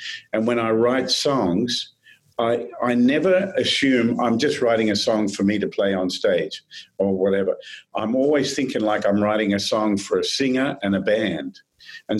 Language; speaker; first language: English; native; English